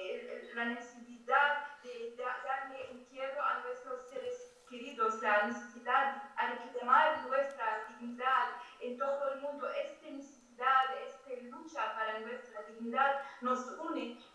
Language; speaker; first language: Spanish; non-native, fluent; Arabic